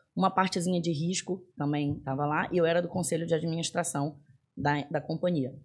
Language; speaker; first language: Portuguese; native; Portuguese